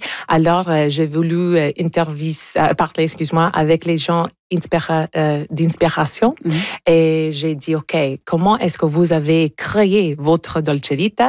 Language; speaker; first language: French; early bilingual, heritage; English